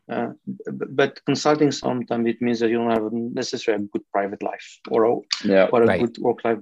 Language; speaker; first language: English; non-native, fluent; French